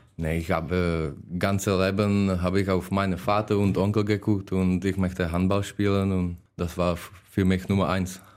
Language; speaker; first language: German; non-native, learner; Czech